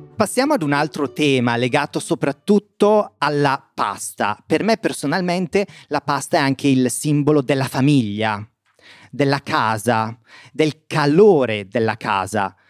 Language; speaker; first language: Italian; native; Italian